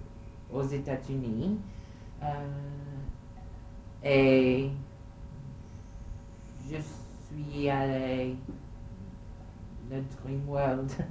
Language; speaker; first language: French; non-native, learner; English